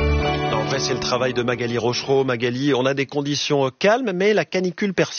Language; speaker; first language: French; native; French